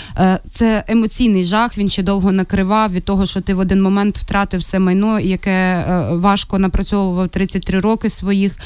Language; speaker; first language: Ukrainian; non-native, local second language; Russian